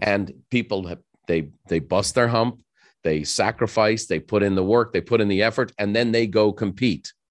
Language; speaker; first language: English; native; English